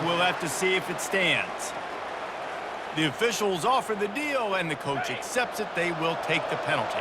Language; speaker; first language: English; native; English